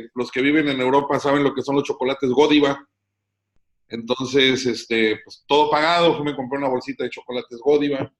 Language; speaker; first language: Spanish; native; Spanish